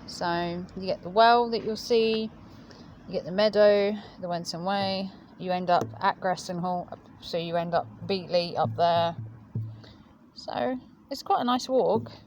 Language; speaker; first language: English; native; English